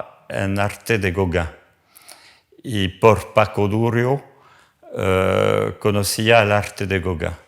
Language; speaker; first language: Spanish; non-native, fluent; French